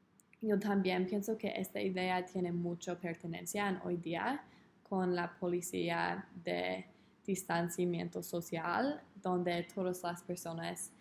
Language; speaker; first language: Spanish; non-native, learner; English